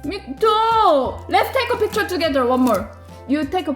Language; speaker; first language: English; non-native, learner; Korean